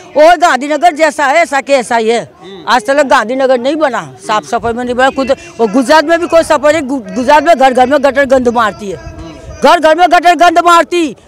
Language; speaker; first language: Hindi; non-native, local second language; Gujarati